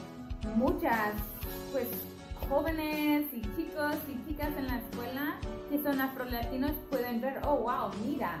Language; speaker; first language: Spanish; non-native, fluent; English